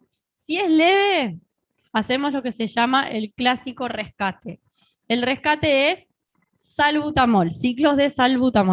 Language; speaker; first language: Spanish; native; Spanish